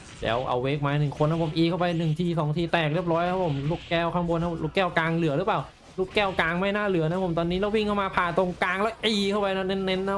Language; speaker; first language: Thai; native; Thai